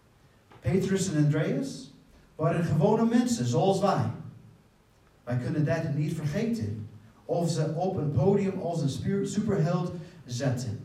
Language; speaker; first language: Dutch; non-native, fluent; English